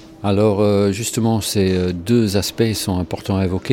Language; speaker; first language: French; native; French